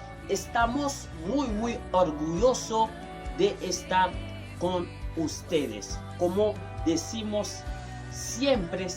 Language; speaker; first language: Spanish; non-native, fluent; Haitian Creole